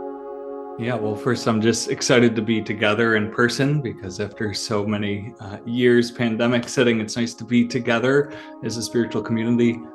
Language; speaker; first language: English; native; English